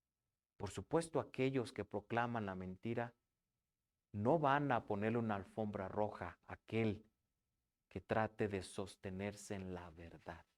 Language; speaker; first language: Spanish; native; Spanish